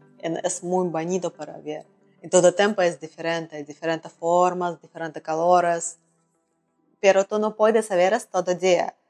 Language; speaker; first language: Spanish; non-native, learner; Russian